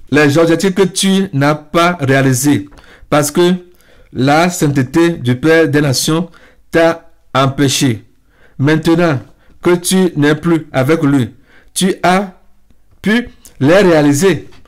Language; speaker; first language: French; non-native, local second language; Ewe